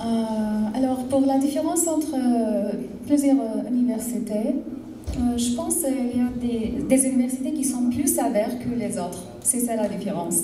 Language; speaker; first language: French; non-native, fluent; Arabic